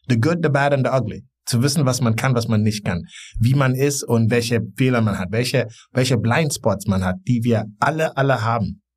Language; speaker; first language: German; non-native, fluent; Wolof